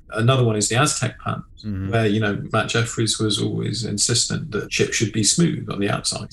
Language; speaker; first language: English; native; English